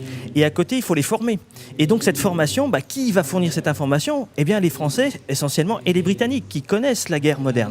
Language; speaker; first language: French; native; French